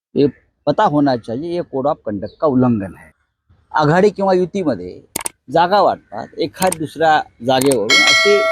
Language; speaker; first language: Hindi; non-native, local second language; Marathi